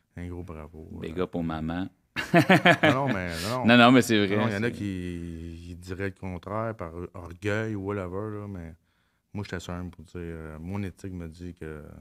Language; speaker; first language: French; native; French